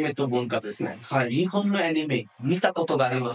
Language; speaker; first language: Japanese; non-native, fluent; Bangla